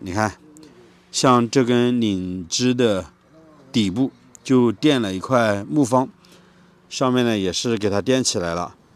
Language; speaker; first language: Chinese; native; Chinese